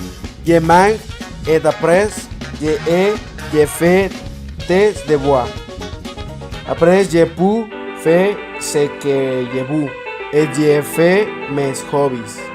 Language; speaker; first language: French; non-native, learner; Spanish